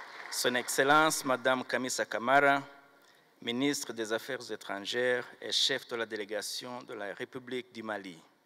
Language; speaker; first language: French; non-native, local second language; Kinyarwanda